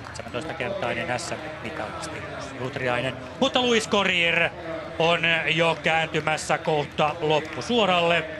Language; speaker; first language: Finnish; native; Finnish